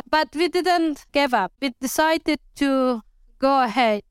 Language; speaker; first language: English; non-native, learner; Persian